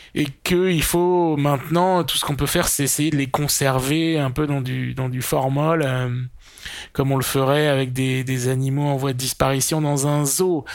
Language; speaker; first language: French; native; French